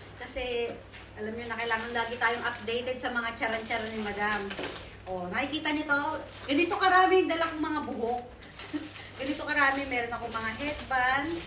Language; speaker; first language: Filipino; native; Filipino